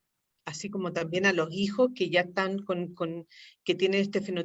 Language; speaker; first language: Spanish; native; Spanish